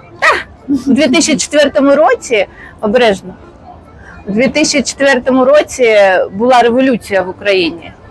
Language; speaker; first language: Ukrainian; non-native, local second language; Russian